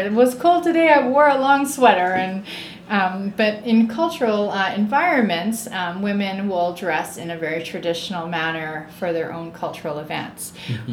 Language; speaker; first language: English; native; English